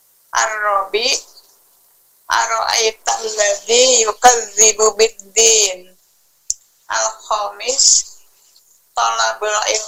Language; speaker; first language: Arabic; non-native, learner; Indonesian